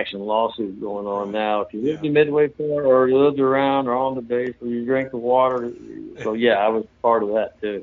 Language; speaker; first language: English; native; English